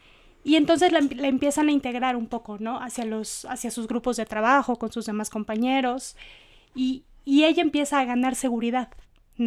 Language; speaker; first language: Spanish; native; Spanish